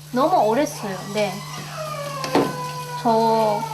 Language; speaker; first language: Korean; non-native, local second language; Lao